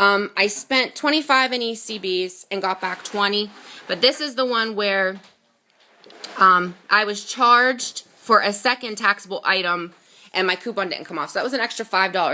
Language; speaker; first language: English; native; English